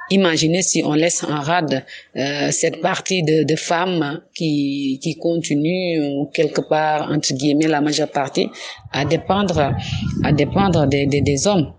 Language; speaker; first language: French; non-native, local second language; Wolof